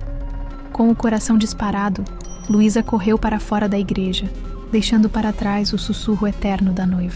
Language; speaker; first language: Portuguese; native; Portuguese